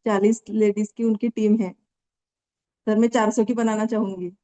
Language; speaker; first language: Hindi; non-native, local second language; Marathi